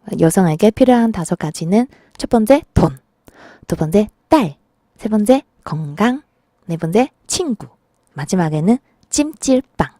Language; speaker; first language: Korean; non-native, fluent; Chinese